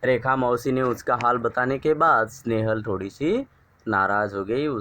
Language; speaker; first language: Hindi; non-native, local second language; Marathi